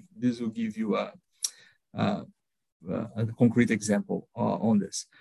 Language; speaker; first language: English; non-native, fluent; Portuguese